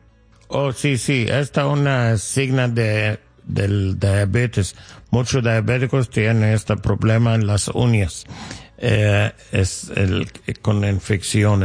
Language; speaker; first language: Spanish; non-native, learner; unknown